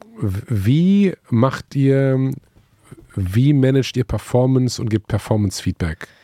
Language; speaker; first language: German; native; German